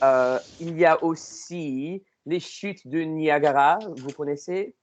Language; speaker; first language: French; non-native, learner; English